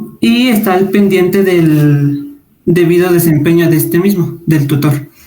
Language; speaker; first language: Spanish; native; Spanish